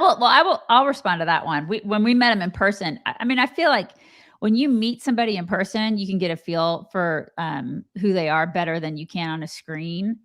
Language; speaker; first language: English; native; English